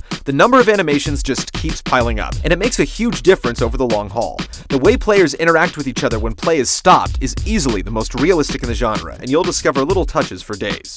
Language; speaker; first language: English; native; English